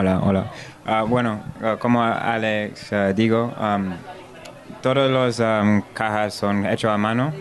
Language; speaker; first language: Spanish; non-native, learner; English